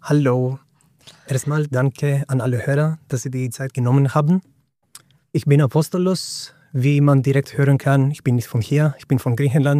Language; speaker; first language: German; non-native, fluent; Greek